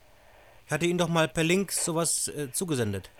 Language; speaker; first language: German; native; German